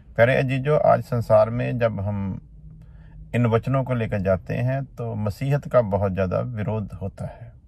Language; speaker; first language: Hindi; non-native, local second language; Punjabi